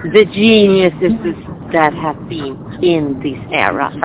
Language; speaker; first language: English; non-native, fluent; Swedish